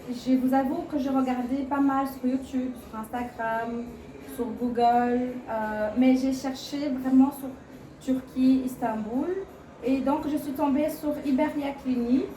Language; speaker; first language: French; non-native, fluent; Portuguese